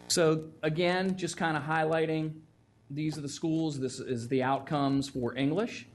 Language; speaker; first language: English; native; English